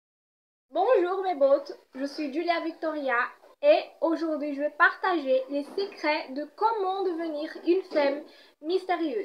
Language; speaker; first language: French; non-native, fluent; Portuguese